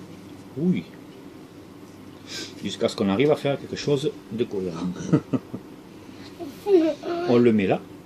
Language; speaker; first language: French; native; French